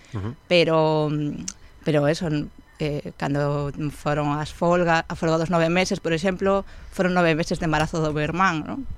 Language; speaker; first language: Galician; non-native, local second language; Spanish